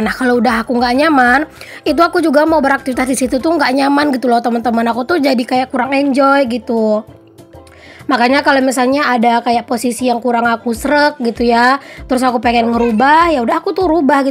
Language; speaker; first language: Indonesian; native; Indonesian